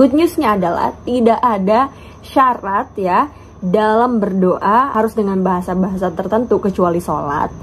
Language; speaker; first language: Indonesian; native; Indonesian